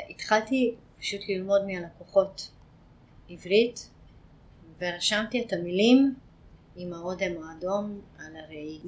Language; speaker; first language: Hebrew; non-native, fluent; Hungarian